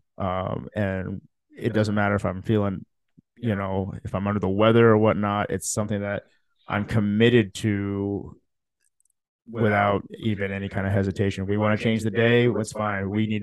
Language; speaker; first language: English; native; English